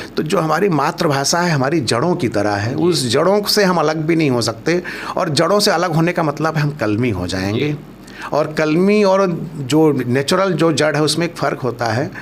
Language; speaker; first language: Hindi; non-native, local second language; Awadhi